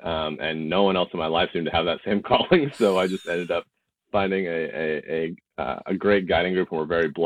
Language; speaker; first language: English; native; English